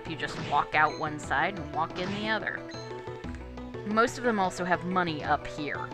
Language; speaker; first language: English; native; English